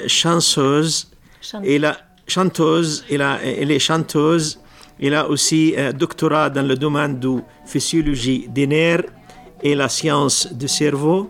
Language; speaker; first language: French; non-native, local second language; Arabic